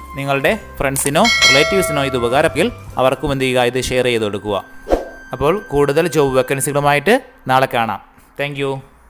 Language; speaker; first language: Malayalam; native; Malayalam